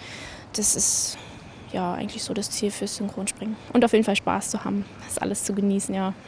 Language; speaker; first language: German; native; German